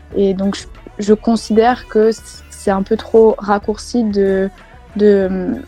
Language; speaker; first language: French; native; French